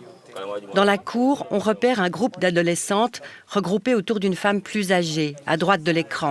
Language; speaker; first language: French; native; French